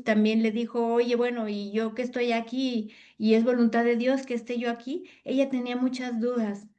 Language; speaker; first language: Spanish; native; Spanish